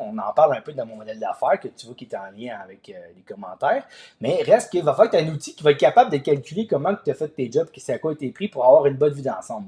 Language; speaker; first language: French; native; French